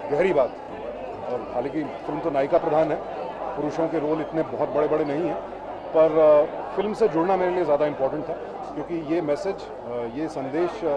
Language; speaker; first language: Hindi; native; Hindi